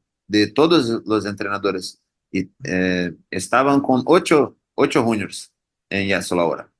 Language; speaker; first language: Spanish; non-native, learner; Portuguese